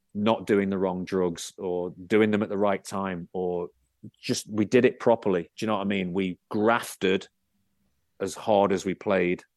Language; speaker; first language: English; native; English